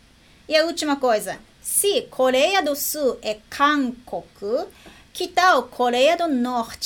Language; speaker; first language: Portuguese; non-native, learner; Japanese